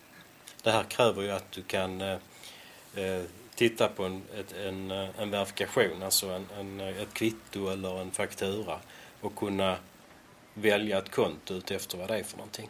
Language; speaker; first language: Swedish; native; Swedish